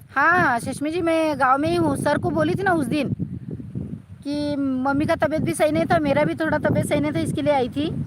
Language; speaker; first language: Hindi; non-native, local second language; Marathi